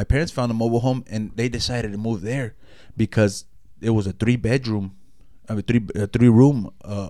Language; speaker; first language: English; native; English